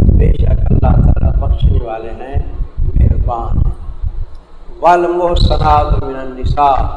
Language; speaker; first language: Urdu; non-native, local second language; Punjabi